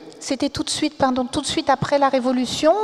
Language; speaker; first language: French; native; French